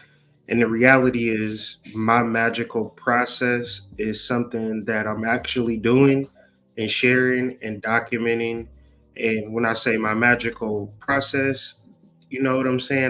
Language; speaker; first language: English; native; English